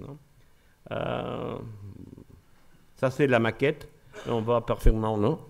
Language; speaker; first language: French; non-native, learner; Spanish